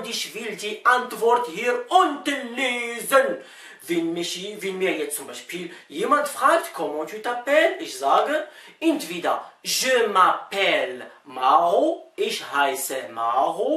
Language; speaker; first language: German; non-native, fluent; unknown